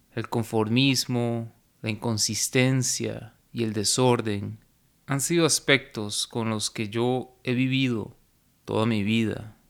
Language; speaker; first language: Spanish; native; Spanish